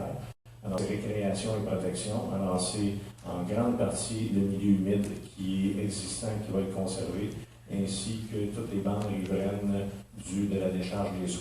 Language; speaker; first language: French; native; French